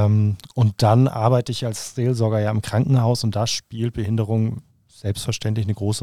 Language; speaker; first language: German; native; German